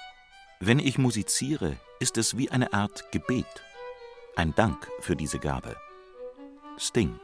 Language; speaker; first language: German; native; German